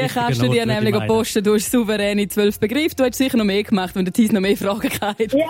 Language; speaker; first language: German; native; German